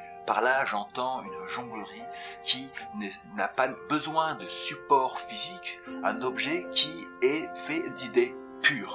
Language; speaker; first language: French; native; French